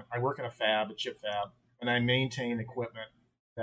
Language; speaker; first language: English; native; English